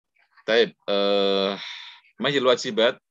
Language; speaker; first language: Arabic; non-native, fluent; Indonesian